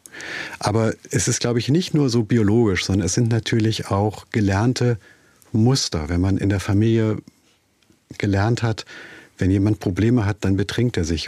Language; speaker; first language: German; native; German